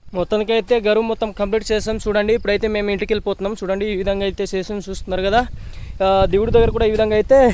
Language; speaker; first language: Telugu; non-native, local second language; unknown